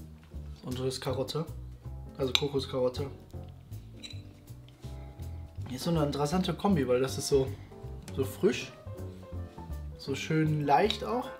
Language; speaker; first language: German; native; German